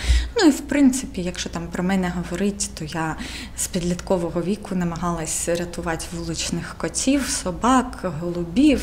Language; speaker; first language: Ukrainian; non-native, local second language; Russian